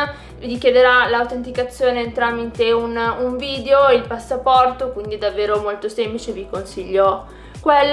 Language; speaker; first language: Italian; native; Italian